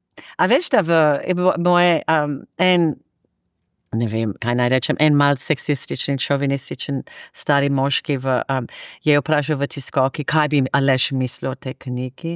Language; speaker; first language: Slovenian; non-native, fluent; English